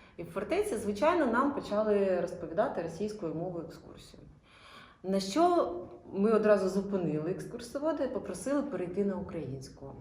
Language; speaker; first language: Ukrainian; non-native, local second language; Russian